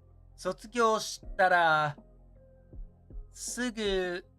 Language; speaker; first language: Japanese; non-native, learner; English